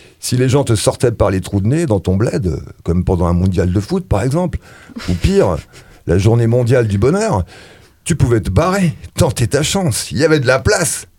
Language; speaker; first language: French; native; French